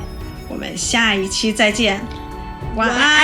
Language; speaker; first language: Chinese; native; Chinese